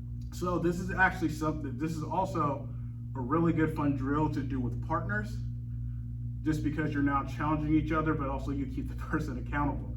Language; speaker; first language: English; native; English